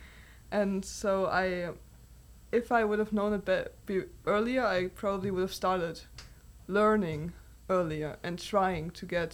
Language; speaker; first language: English; non-native, fluent; German